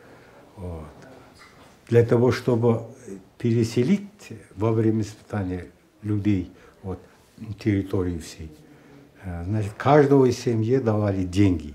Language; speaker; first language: Russian; native; Russian